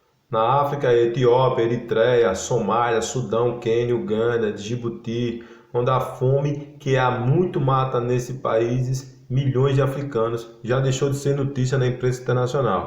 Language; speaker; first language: Portuguese; native; Portuguese